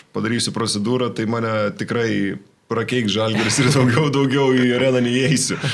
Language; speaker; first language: Lithuanian; native; Lithuanian